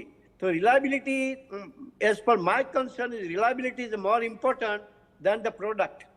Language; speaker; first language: Hindi; non-native, local second language; Gujarati